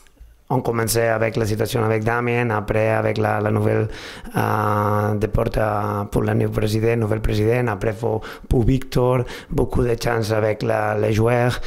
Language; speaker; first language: French; non-native, fluent; Spanish